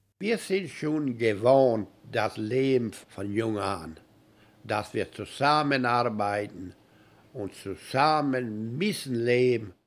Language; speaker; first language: German; early bilingual, heritage; German